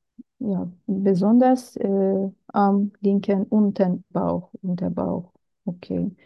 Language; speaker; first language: German; non-native, learner; Turkish